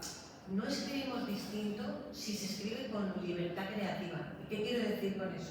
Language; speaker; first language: Spanish; native; Spanish